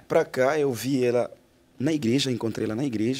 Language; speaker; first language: Portuguese; non-native, fluent; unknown